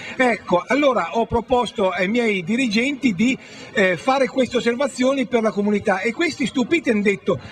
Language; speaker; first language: Italian; native; Italian